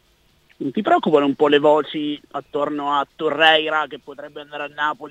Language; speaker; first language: Italian; native; Italian